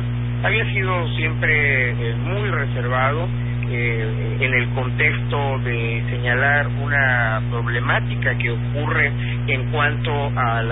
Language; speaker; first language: Spanish; native; Spanish